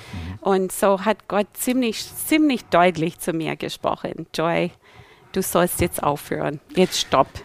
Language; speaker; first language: German; non-native, fluent; English